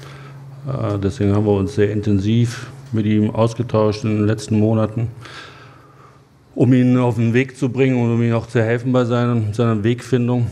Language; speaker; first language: German; native; German